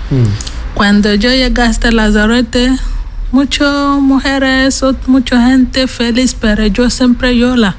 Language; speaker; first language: Spanish; non-native, learner; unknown